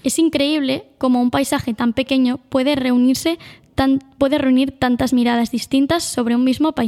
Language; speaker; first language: Spanish; native; Spanish